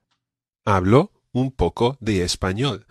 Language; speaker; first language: Spanish; non-native, fluent; English